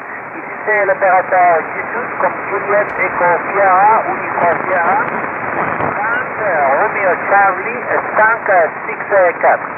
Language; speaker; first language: French; non-native, learner; Spanish